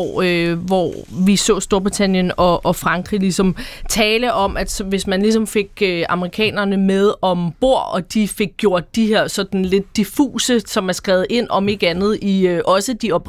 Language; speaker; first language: Danish; native; Danish